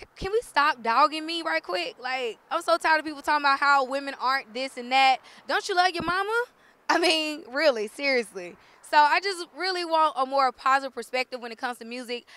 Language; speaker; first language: English; native; English